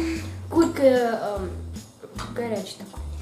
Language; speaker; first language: Russian; early bilingual, heritage; Russian